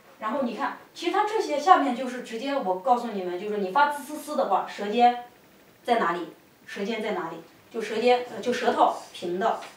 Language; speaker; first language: Chinese; native; Chinese